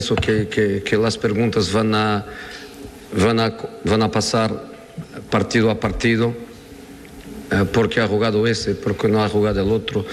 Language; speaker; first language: Portuguese; non-native, learner; Spanish